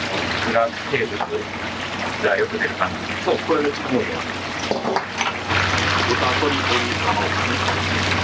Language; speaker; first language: Japanese; native; Japanese